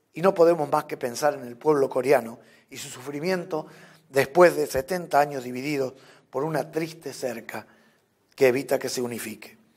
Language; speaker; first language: Spanish; native; Spanish